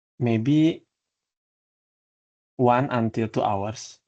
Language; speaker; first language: English; non-native, learner; Indonesian